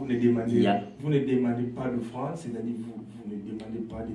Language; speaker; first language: French; non-native, local second language; Lingala